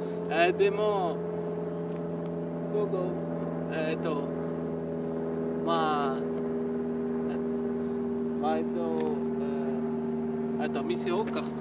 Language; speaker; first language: Japanese; non-native, learner; French